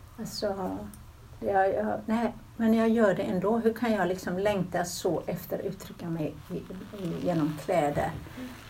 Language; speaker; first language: Swedish; early bilingual, other home language; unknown